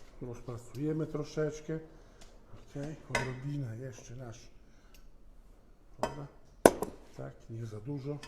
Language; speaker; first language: Polish; non-native, fluent; Italian